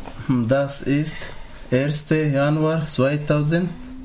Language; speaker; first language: German; non-native, learner; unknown